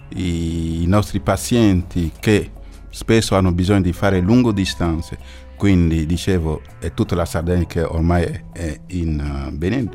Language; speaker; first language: Italian; non-native, fluent; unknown